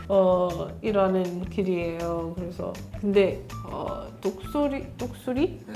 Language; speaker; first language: Korean; non-native, learner; English